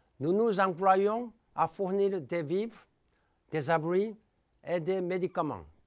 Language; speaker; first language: French; non-native, fluent; Korean